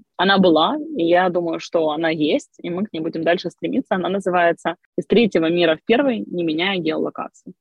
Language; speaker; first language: Russian; native; Russian